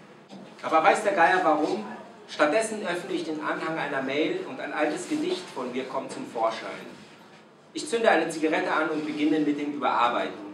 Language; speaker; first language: German; non-native, fluent; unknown